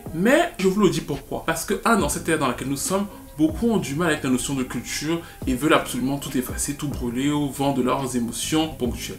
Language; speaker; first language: French; native; French